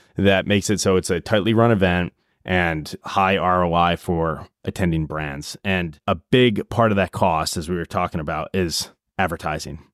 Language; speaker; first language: English; native; English